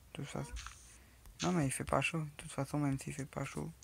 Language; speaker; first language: French; native; French